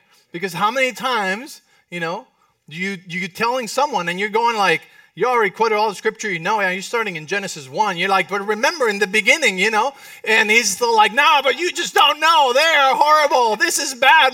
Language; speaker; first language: English; non-native, fluent; Spanish